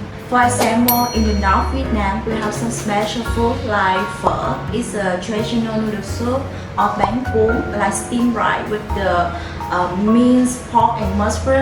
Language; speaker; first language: English; non-native, fluent; Vietnamese